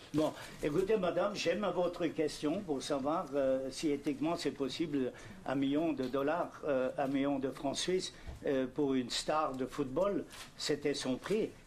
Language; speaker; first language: French; non-native, fluent; German